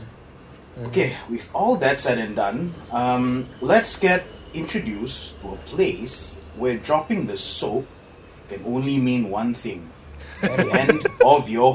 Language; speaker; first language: English; non-native, local second language; Malay